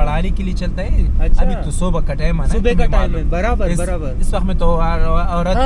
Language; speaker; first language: Hindi; non-native, learner; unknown